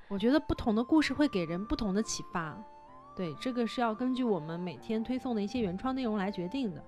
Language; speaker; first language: Chinese; native; Chinese